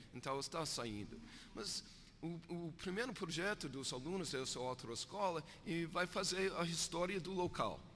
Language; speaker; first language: Portuguese; non-native, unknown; English